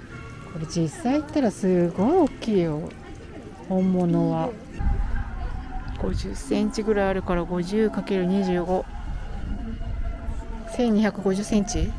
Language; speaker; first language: Japanese; native; Japanese